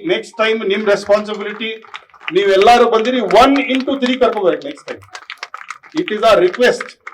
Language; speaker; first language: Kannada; native; Kannada